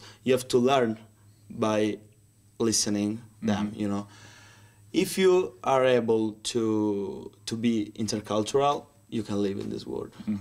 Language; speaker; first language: English; non-native, learner; Italian